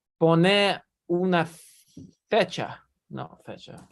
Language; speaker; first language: Spanish; non-native, learner; Russian